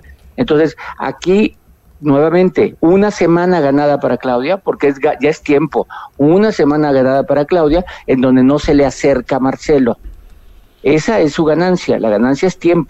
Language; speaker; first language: Spanish; native; Spanish